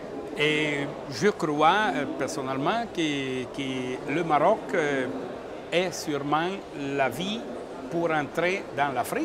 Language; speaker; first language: French; non-native, learner; Italian